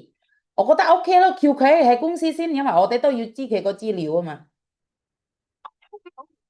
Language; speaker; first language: Cantonese; non-native, fluent; Indonesian